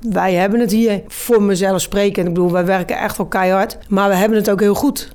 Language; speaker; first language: Dutch; native; Dutch